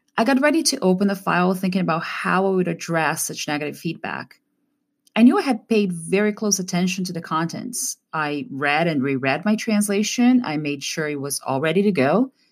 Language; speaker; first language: English; non-native, fluent; Portuguese